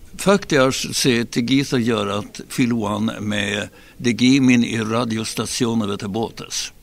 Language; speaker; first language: Albanian; non-native, fluent; Swedish